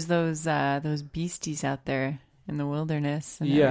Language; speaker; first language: English; native; English